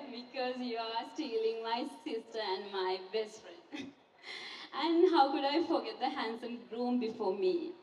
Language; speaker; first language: English; non-native, local second language; Sinhala